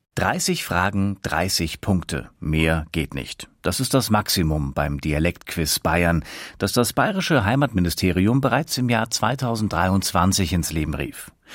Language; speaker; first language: German; native; German